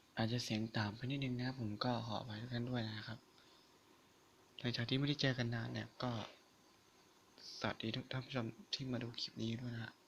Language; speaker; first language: Thai; native; Thai